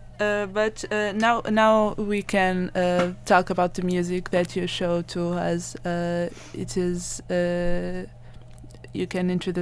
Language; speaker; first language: English; non-native, learner; Portuguese